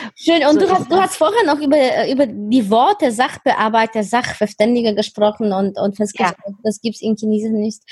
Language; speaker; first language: German; non-native, fluent; Polish